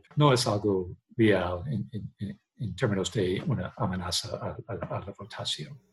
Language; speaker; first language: Spanish; non-native, learner; English